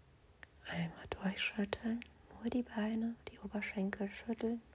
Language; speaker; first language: German; native; German